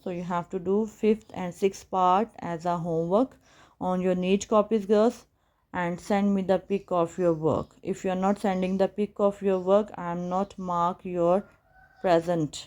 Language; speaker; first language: English; non-native, local second language; Urdu